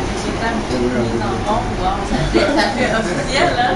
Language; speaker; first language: French; native; French